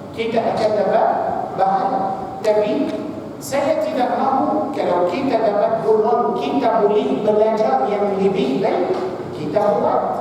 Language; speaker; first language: Malay; non-native, fluent; Arabic